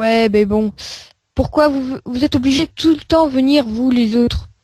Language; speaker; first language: French; native; French